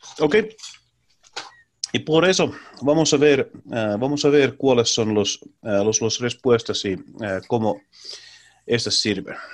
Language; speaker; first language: Spanish; non-native, learner; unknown